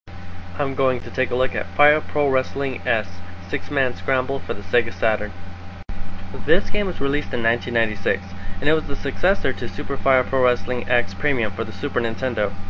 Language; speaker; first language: English; native; English